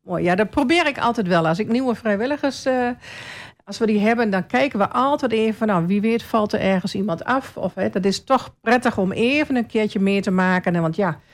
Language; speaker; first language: Dutch; native; Dutch